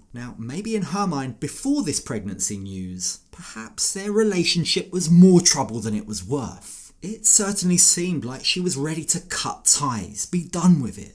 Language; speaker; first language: English; native; English